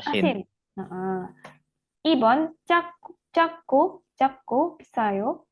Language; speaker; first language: Korean; non-native, fluent; Indonesian